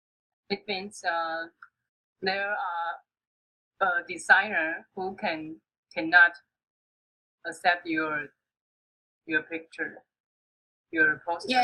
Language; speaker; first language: English; non-native, fluent; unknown